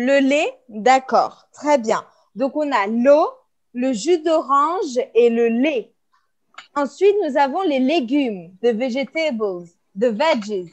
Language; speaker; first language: French; non-native, fluent; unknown